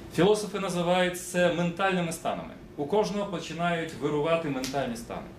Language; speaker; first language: Ukrainian; non-native, local second language; Russian